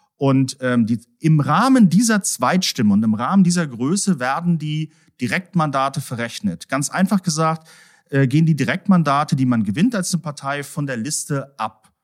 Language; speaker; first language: German; native; German